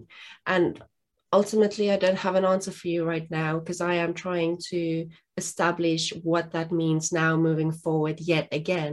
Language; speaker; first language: English; non-native, local second language; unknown